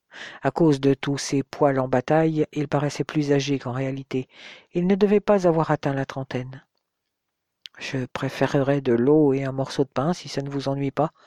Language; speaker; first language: French; native; French